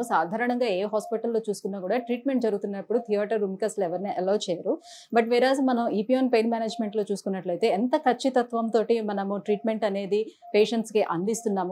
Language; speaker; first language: Telugu; native; Telugu